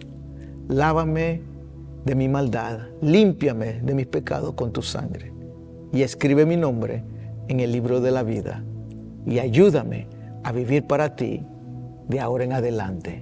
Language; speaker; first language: Spanish; early bilingual, heritage; Spanish